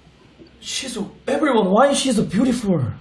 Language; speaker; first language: English; non-native, learner; Korean